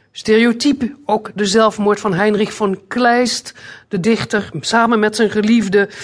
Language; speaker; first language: Dutch; native; Dutch